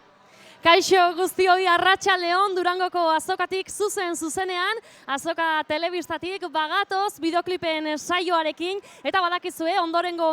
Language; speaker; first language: Basque; native; Basque